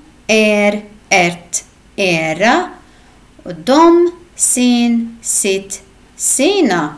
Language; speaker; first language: Swedish; non-native, fluent; Arabic